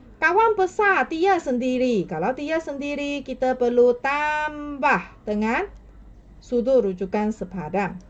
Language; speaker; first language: Malay; non-native, local second language; Chinese